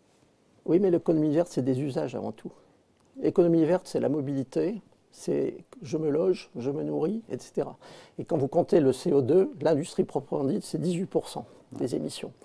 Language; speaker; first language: French; native; French